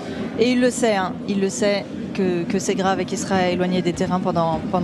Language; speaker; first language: French; native; French